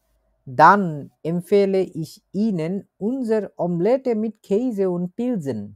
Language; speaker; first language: German; non-native, learner; Bangla